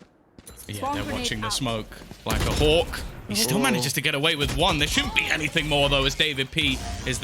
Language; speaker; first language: English; native; English